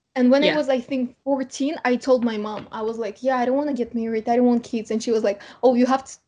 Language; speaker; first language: English; non-native, fluent; Kazakh